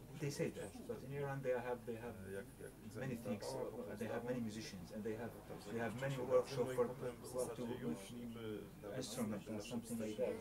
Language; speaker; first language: English; non-native, learner; Arabic